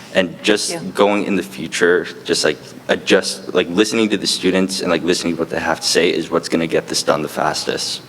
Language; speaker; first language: English; native; English